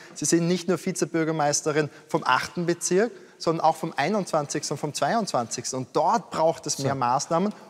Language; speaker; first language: German; native; German